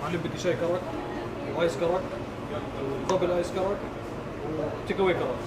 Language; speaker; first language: Arabic; native; Arabic